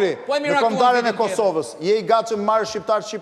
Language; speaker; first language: Albanian; native; Albanian